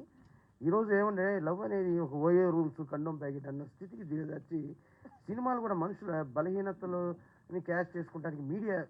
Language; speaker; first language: Telugu; native; Telugu